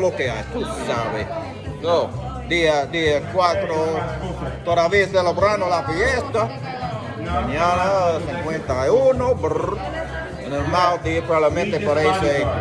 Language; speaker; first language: Spanish; non-native, learner; English